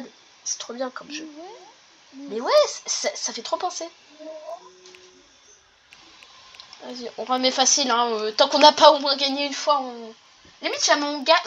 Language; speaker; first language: French; native; French